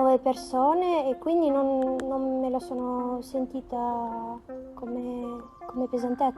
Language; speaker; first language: Italian; non-native, fluent; Macedonian